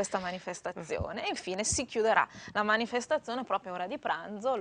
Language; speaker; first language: Italian; native; Italian